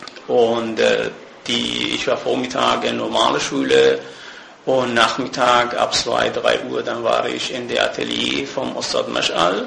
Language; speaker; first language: German; non-native, fluent; Persian